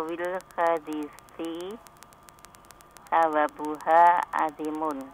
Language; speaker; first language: Arabic; non-native, learner; Indonesian